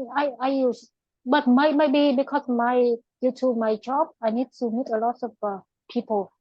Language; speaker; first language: English; non-native, learner; Vietnamese